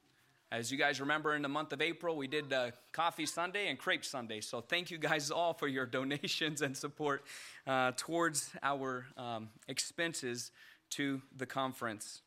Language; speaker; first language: English; early bilingual, other home language; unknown